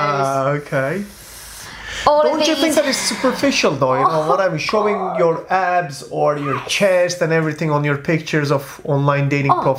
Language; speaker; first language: English; non-native, fluent; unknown